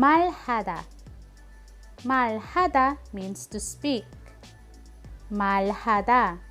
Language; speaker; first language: Korean; non-native, learner; Filipino